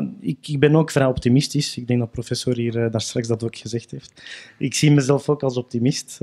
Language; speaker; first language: Dutch; early bilingual, other home language; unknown